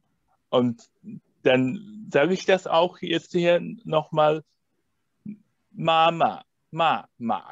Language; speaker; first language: German; non-native, fluent; Chinese